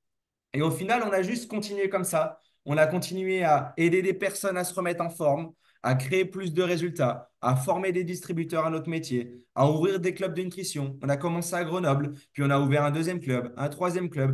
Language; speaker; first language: French; native; French